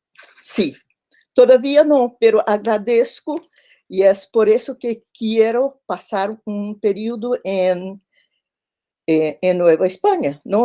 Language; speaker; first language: Spanish; non-native, fluent; Portuguese